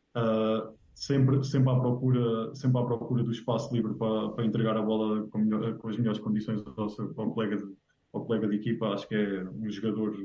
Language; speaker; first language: Portuguese; native; Portuguese